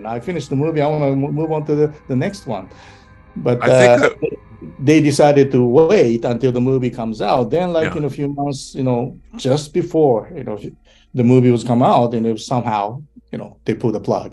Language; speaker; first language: English; non-native, fluent; Japanese